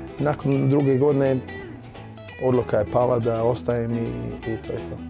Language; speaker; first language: Croatian; early bilingual, heritage; Croatian